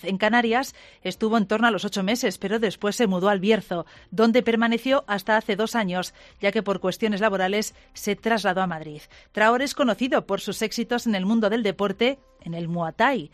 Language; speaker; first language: Spanish; native; Spanish